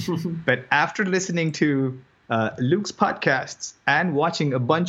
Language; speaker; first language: English; non-native, local second language; Tamil